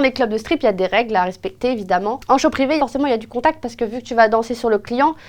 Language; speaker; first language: French; native; French